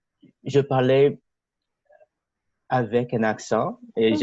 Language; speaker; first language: French; non-native, fluent; English